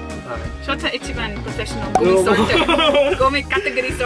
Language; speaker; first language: Japanese; non-native, learner; English